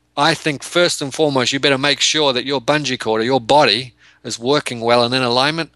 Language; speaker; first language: English; native; English